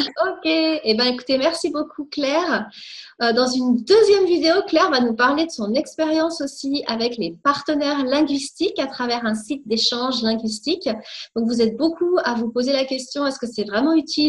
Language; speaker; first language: French; native; French